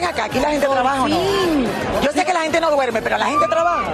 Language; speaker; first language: Spanish; native; Spanish